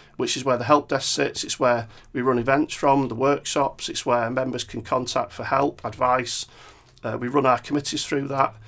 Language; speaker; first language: English; native; English